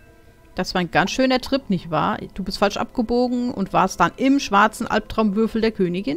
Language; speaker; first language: German; native; German